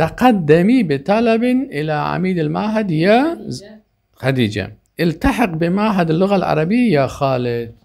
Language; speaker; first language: Arabic; non-native, fluent; Persian